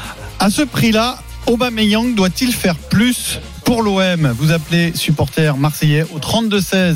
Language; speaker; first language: French; native; French